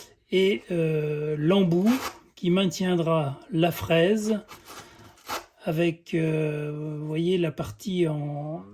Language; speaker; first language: French; native; French